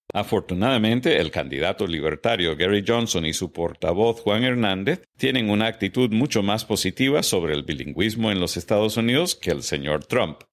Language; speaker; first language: Spanish; non-native, fluent; English